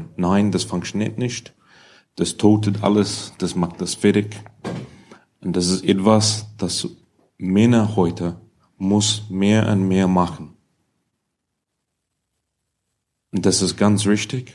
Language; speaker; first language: German; non-native, learner; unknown